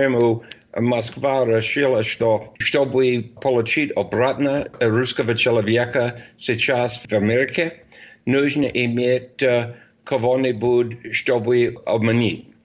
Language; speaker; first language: Russian; non-native, fluent; English